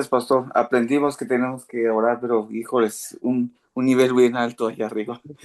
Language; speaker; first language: Spanish; native; Spanish